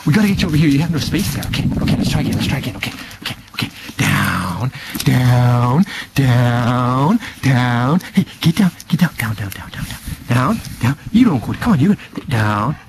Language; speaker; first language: English; native; English